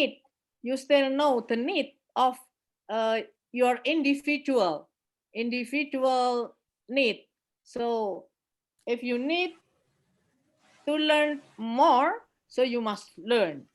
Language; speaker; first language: English; non-native, fluent; Indonesian